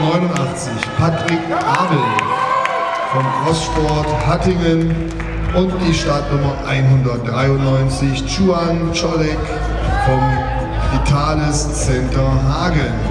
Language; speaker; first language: German; native; German